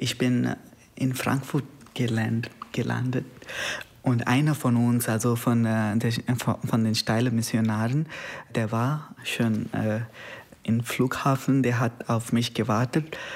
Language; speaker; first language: German; non-native, learner; Konkani